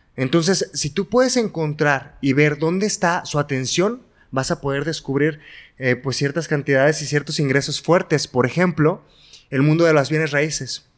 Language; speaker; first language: Spanish; native; Spanish